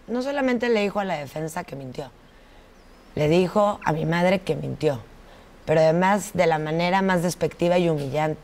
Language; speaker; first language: Spanish; native; Spanish